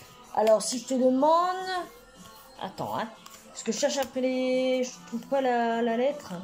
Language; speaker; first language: French; native; French